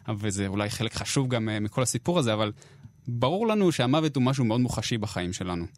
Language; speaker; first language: Hebrew; native; Hebrew